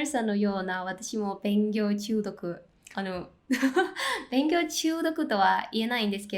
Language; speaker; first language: Japanese; non-native, fluent; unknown